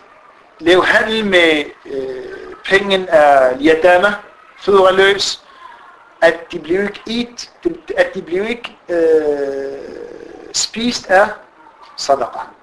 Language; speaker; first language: Danish; non-native, fluent; Arabic